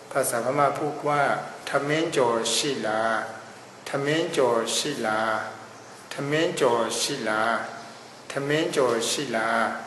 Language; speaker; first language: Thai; non-native, fluent; Burmese